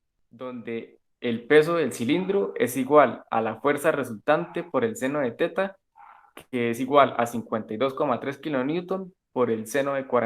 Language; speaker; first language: Spanish; native; Spanish